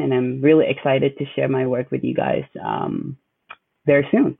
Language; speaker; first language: English; non-native, local second language; Filipino